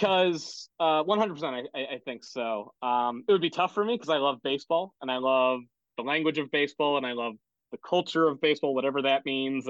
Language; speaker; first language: English; native; English